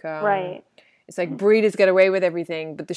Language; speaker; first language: English; non-native, fluent; Dutch